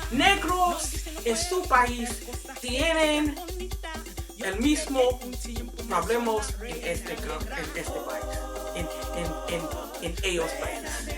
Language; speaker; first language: Spanish; non-native, learner; English